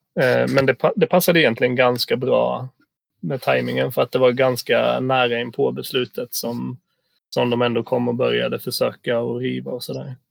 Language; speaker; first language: Swedish; native; Swedish